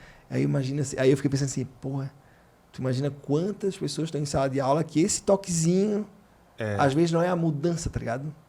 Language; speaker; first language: Portuguese; native; Portuguese